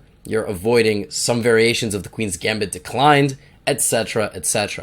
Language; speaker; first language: English; native; English